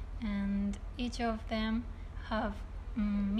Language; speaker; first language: English; non-native, learner; Japanese